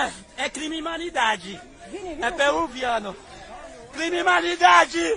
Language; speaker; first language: Portuguese; non-native, learner; Haitian Creole